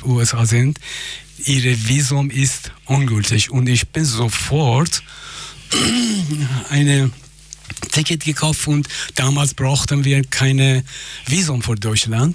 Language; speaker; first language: German; non-native, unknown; Persian